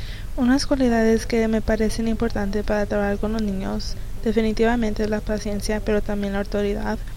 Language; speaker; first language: Spanish; early bilingual, heritage; Spanish